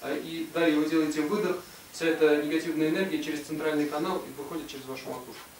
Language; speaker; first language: Russian; native; Russian